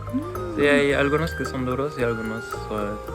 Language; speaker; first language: Spanish; non-native, fluent; French